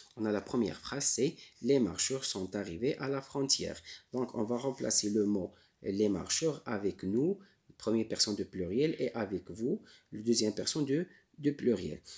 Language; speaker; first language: French; non-native, local second language; Arabic